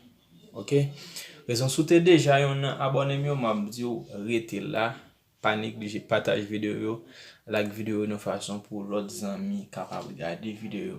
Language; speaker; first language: French; non-native, learner; Haitian Creole